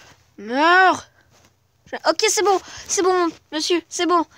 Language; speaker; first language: French; native; French